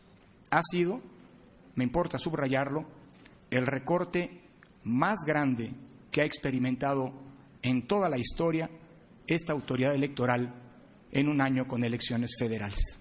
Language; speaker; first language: Spanish; native; Spanish